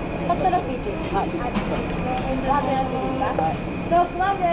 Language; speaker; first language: Japanese; native; Japanese